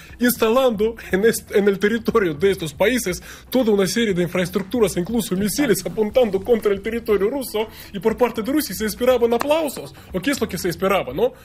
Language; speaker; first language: Spanish; non-native, fluent; Russian